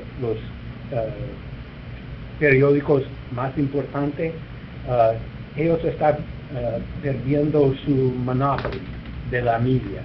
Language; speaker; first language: Spanish; non-native, learner; English